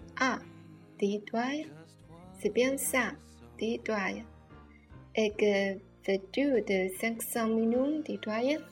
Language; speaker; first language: French; non-native, learner; Chinese